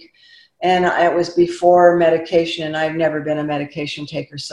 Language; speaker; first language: English; native; English